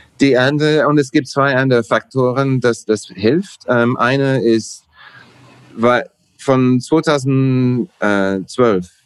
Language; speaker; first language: German; non-native, learner; English